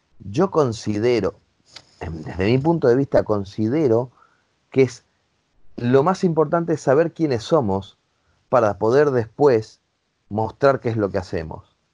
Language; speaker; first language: Spanish; native; Spanish